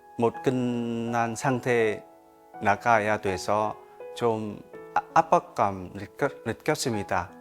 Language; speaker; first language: Korean; non-native, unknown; Vietnamese